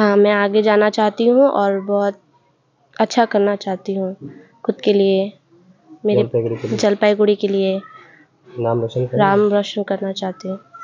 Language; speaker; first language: Hindi; non-native, local second language; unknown